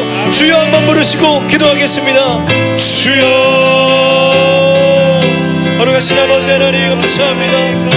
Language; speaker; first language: Korean; native; Korean